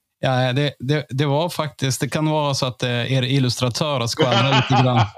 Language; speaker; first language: Swedish; native; Swedish